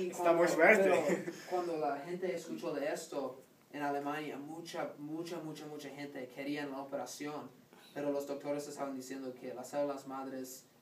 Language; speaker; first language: Spanish; non-native, learner; English